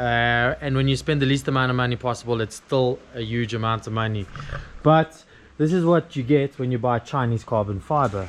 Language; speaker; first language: English; native; English